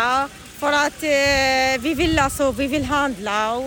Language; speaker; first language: Swedish; non-native, learner; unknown